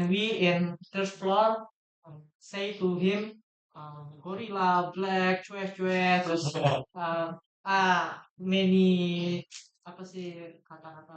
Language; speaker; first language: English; non-native, learner; Indonesian